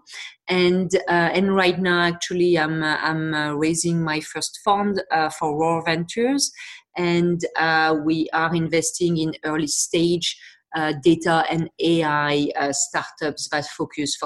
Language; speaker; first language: English; non-native, fluent; French